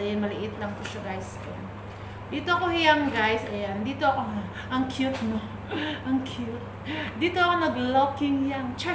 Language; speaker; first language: Filipino; native; Filipino